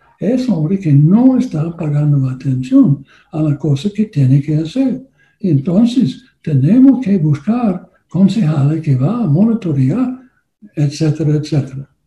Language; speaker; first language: Spanish; non-native, learner; English